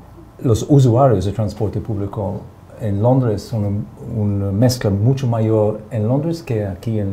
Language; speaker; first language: Spanish; non-native, fluent; English